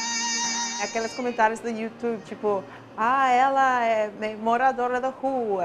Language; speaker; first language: Portuguese; non-native, fluent; English